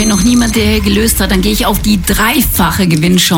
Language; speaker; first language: German; native; German